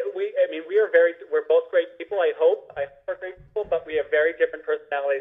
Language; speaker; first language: English; native; English